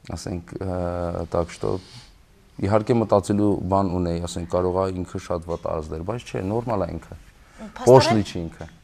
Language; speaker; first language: Armenian; native; Armenian